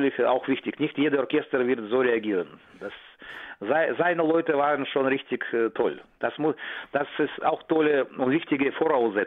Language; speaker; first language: German; non-native, fluent; Russian